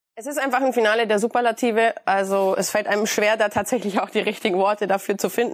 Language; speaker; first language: German; native; German